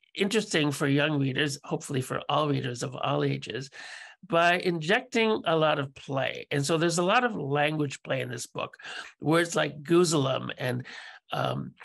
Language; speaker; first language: English; native; English